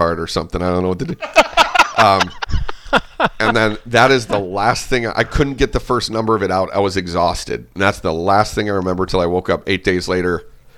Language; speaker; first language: English; native; English